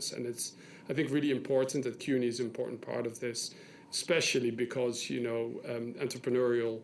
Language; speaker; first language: English; non-native, fluent; Dutch